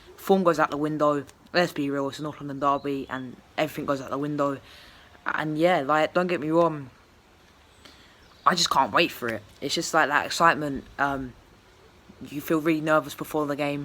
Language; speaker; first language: English; native; English